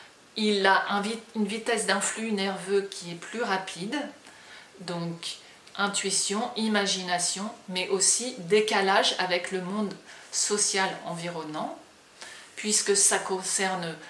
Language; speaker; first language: French; native; French